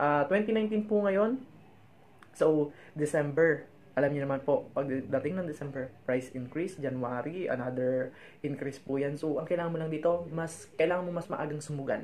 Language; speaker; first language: Filipino; native; Filipino